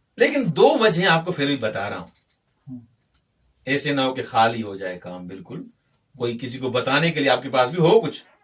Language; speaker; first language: Urdu; non-native, local second language; Sindhi